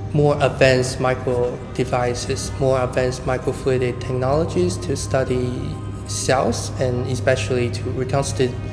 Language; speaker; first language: English; non-native, fluent; Chinese